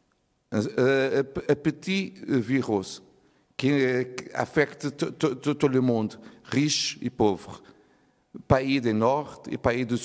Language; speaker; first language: French; non-native, learner; Portuguese